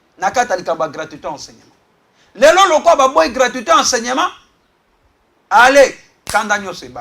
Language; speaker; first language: Lingala; native; Lingala